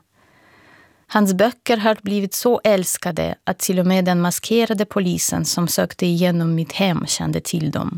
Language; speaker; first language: Swedish; non-native, fluent; Russian